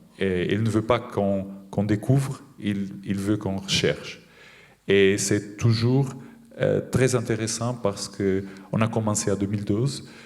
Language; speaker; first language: French; non-native, fluent; Portuguese